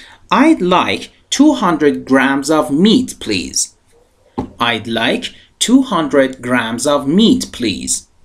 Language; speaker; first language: English; non-native, fluent; Persian